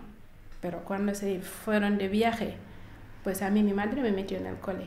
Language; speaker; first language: Spanish; non-native, fluent; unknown